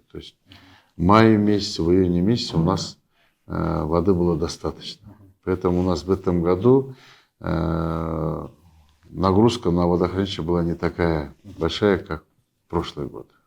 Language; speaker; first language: Russian; non-native, local second language; Kyrgyz